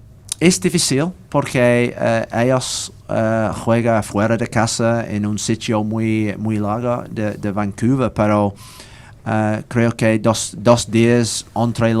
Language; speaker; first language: Spanish; non-native, learner; English